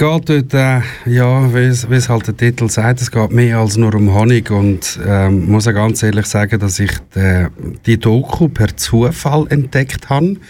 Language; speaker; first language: German; native; German